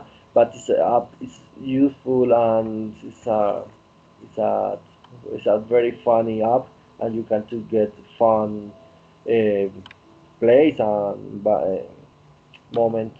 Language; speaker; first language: English; non-native, learner; Spanish